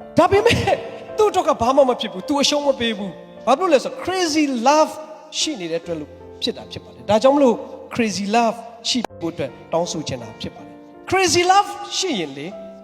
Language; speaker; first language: Burmese; non-native, local second language; Tedim Chin